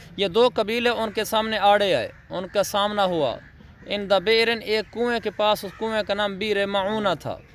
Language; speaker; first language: Urdu; native; Urdu